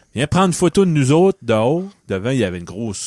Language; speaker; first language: French; native; French